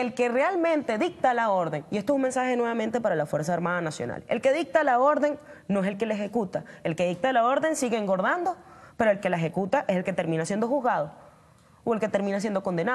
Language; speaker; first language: Spanish; native; Spanish